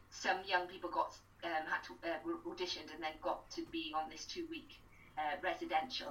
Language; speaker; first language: English; native; English